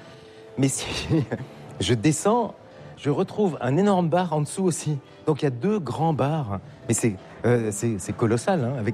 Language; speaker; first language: French; native; French